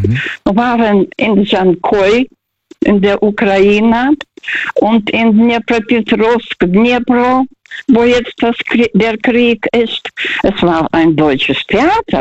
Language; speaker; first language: German; non-native, fluent; Russian